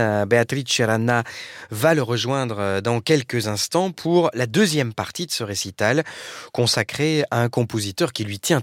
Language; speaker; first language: French; native; French